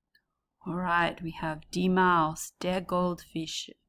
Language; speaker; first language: German; non-native, learner; English